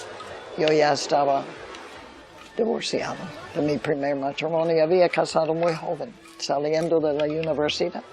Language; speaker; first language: Spanish; early bilingual, other home language; English